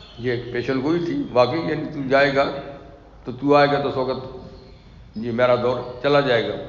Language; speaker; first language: Urdu; non-native, local second language; Pashto